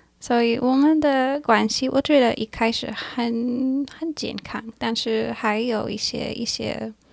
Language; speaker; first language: Chinese; non-native, learner; English